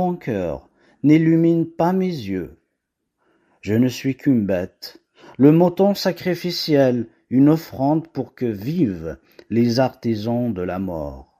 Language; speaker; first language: French; non-native, local second language; Kabyle